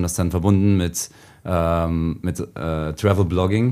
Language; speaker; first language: German; native; German